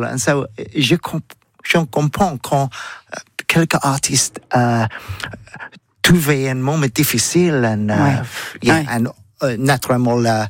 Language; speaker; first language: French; non-native, learner; English